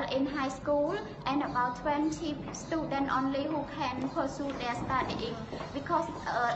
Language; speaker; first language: English; non-native, learner; Khmer